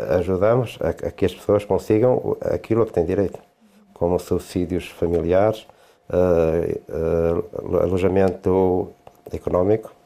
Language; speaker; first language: Portuguese; native; Portuguese